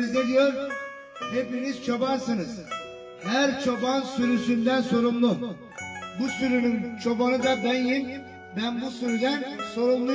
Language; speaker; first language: Turkish; native; Turkish